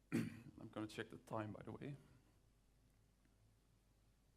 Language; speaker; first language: English; non-native, fluent; Dutch